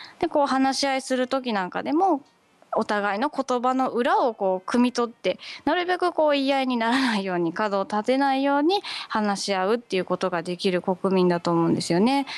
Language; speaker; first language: Japanese; native; Japanese